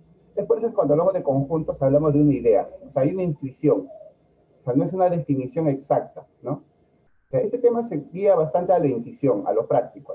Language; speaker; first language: Spanish; native; Spanish